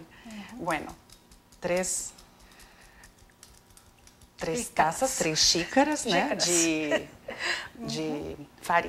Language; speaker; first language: Spanish; non-native, learner; Portuguese